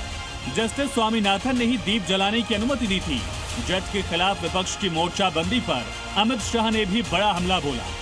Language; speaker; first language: Hindi; native; Hindi